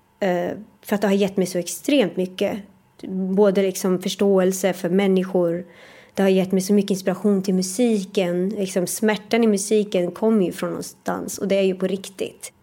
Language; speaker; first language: Swedish; native; Swedish